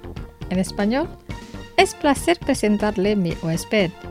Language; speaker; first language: Spanish; non-native, fluent; Indonesian